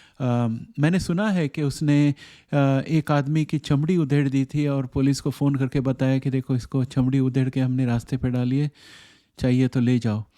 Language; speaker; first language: Hindi; native; Hindi